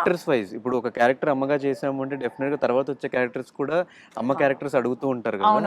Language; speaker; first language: Telugu; native; Telugu